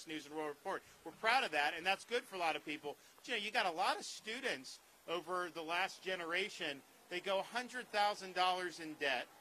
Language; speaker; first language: English; native; English